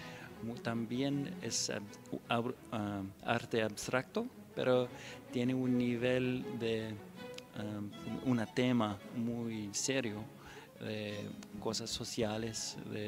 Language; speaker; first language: Spanish; non-native, fluent; English